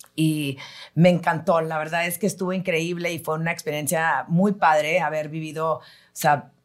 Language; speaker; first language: Spanish; early bilingual, heritage; Spanish